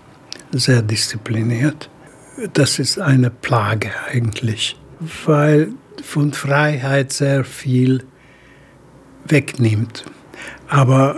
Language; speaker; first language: German; non-native, fluent; Hungarian